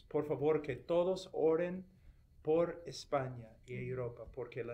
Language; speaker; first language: Spanish; non-native, fluent; English